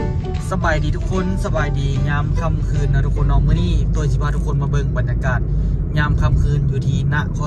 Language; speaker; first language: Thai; non-native, local second language; Northeastern Thai